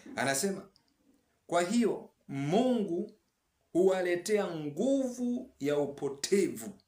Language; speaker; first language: Swahili; native; Swahili